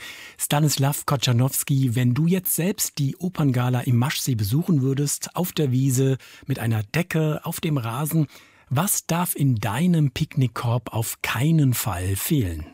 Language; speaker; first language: German; native; German